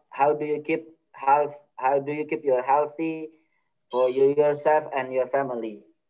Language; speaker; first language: English; non-native, fluent; Indonesian